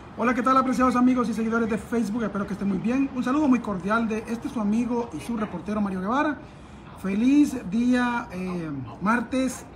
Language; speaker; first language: Spanish; native; Spanish